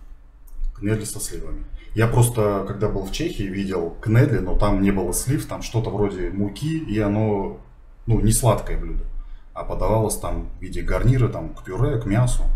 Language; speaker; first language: Russian; native; Russian